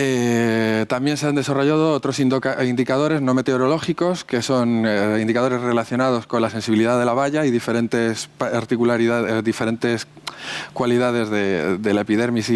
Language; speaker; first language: Spanish; native; Spanish